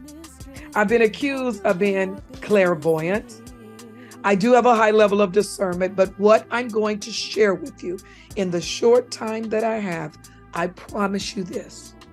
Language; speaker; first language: English; native; English